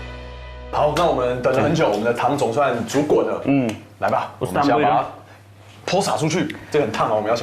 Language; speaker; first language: Chinese; native; Chinese